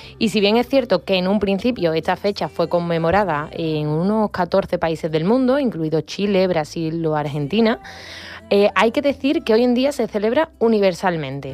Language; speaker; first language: Spanish; native; Spanish